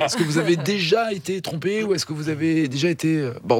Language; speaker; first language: French; native; French